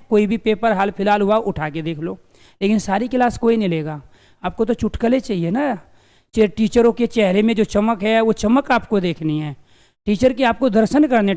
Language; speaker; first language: Hindi; native; Hindi